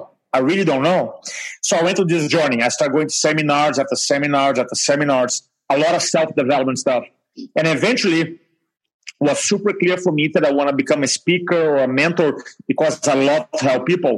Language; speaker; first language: English; non-native, fluent; Portuguese